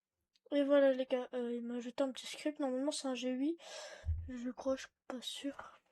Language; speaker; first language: French; native; French